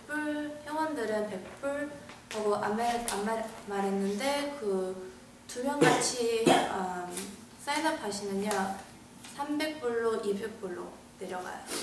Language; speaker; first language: Korean; early bilingual, heritage; Korean